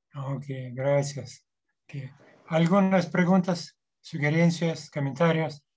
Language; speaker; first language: Spanish; non-native, fluent; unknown